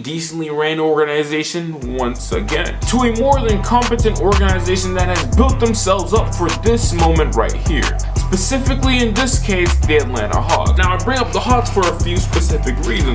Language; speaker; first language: English; native; English